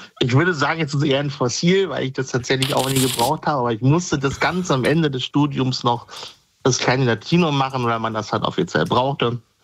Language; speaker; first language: German; native; German